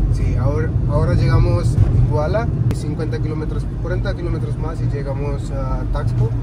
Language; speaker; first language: Spanish; non-native, learner; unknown